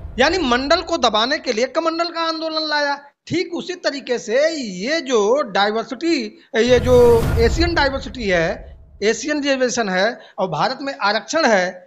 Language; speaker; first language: Hindi; native; Hindi